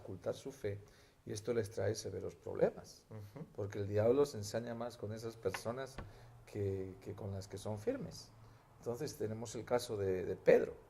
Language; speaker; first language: Spanish; native; Spanish